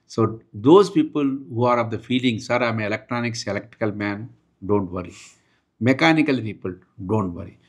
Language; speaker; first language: English; non-native, local second language; Telugu